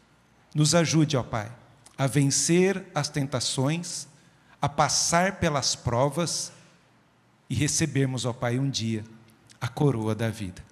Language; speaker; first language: Portuguese; native; Portuguese